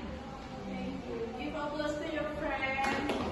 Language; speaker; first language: English; non-native, learner; Indonesian